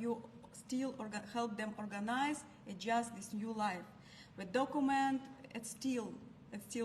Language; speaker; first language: English; non-native, learner; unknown